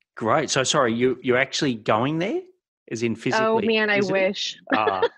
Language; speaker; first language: English; native; English